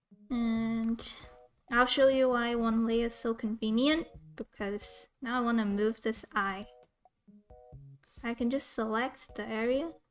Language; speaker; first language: English; non-native, local second language; Cantonese